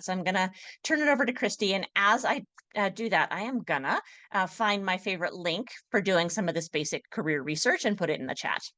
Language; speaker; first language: English; native; English